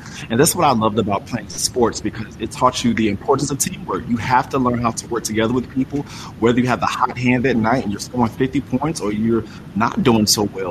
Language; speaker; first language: English; native; English